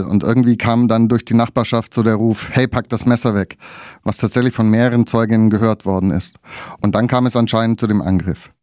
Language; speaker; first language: German; native; German